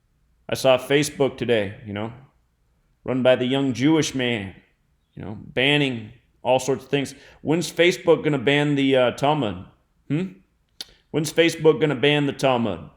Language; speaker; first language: English; native; English